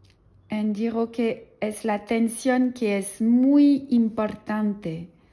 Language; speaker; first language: Spanish; non-native, learner; French